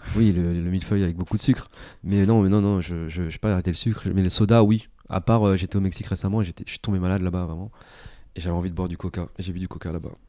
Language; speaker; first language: French; native; French